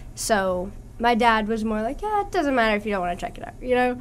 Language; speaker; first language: English; native; English